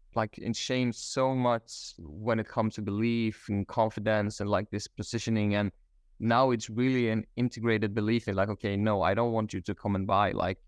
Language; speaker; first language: English; non-native, fluent; Swedish